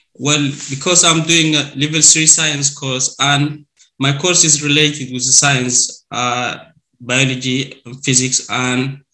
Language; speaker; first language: English; non-native, learner; Arabic